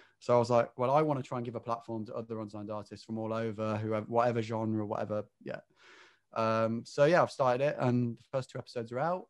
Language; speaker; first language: English; native; English